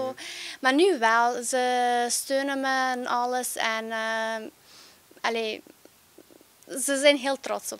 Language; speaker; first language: Dutch; early bilingual, other home language; Albanian